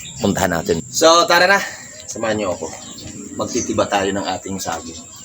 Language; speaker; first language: Filipino; native; Filipino